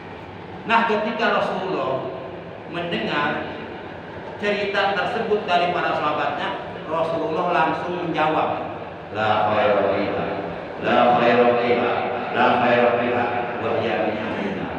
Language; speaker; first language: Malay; non-native, local second language; Javanese